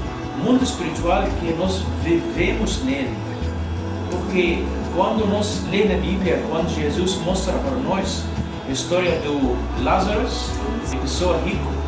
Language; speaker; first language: Portuguese; non-native, learner; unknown